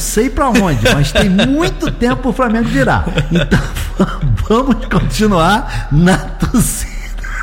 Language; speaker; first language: Portuguese; native; Portuguese